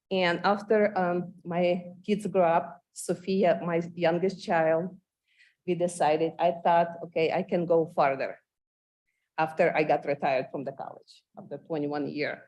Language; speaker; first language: English; non-native, fluent; Ukrainian